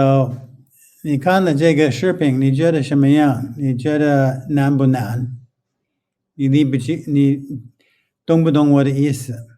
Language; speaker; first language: Chinese; non-native, fluent; English